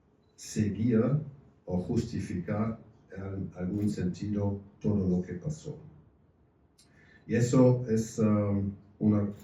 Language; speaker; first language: Spanish; non-native, fluent; German